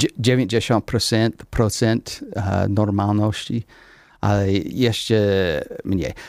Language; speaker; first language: Polish; non-native, learner; English